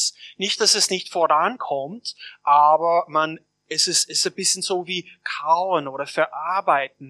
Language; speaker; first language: German; non-native, fluent; English